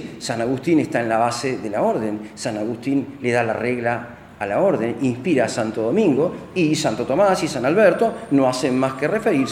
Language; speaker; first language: Spanish; native; Spanish